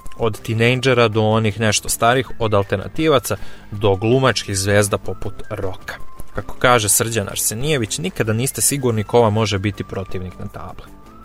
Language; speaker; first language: Serbian; native; Serbian